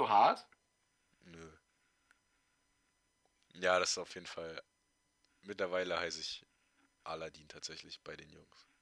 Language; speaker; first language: German; native; German